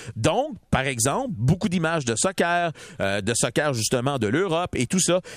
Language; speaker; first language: French; native; French